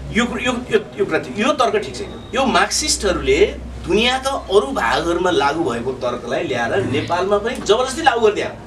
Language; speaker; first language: Nepali; non-native, local second language; Eastern Tamang